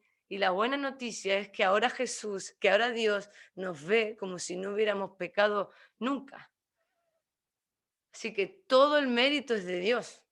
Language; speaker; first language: Spanish; native; Spanish